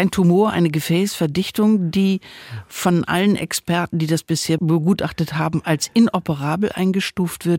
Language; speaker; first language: German; native; German